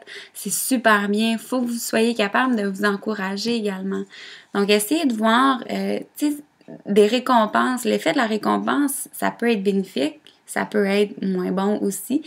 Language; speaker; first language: French; native; French